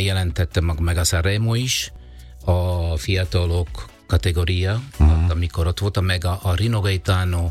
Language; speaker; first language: Hungarian; non-native, learner; Italian